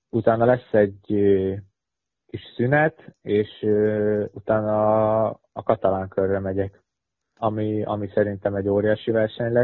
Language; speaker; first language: Hungarian; native; Hungarian